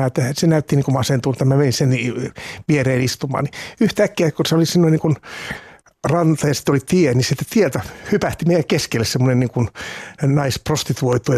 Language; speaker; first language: Finnish; native; Finnish